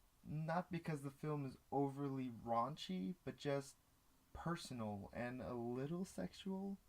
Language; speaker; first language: English; native; English